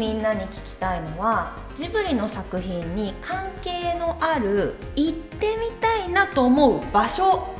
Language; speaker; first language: Japanese; native; Japanese